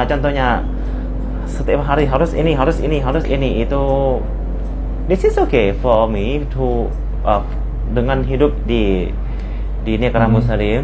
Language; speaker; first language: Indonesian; non-native, fluent; Lao